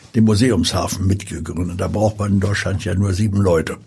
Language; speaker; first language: German; early bilingual, other home language; Polish